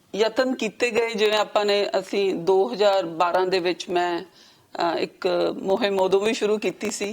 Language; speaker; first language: Punjabi; native; Punjabi